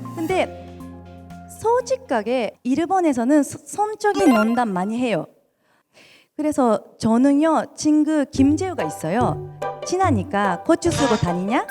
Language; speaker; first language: Korean; non-native, fluent; Japanese